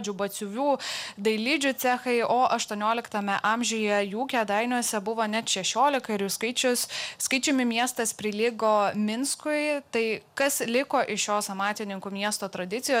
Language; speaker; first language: Lithuanian; native; Lithuanian